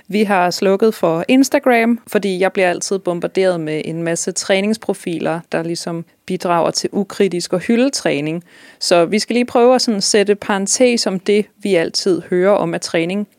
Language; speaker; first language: Danish; native; Danish